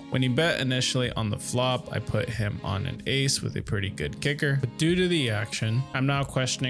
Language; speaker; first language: English; native; English